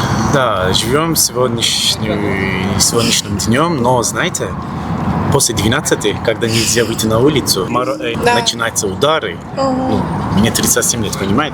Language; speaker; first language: Russian; non-native, learner; Turkish